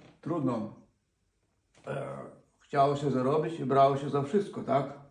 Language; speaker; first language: Polish; non-native, fluent; Ukrainian